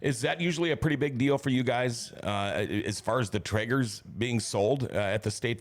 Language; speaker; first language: English; native; English